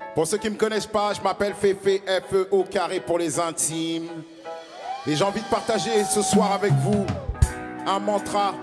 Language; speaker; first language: French; native; French